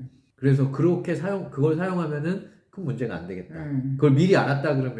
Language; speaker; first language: Korean; native; Korean